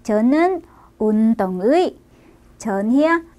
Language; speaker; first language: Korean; non-native, fluent; Vietnamese